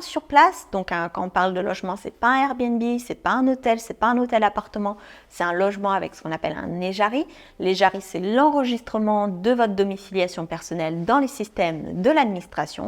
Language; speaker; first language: French; native; French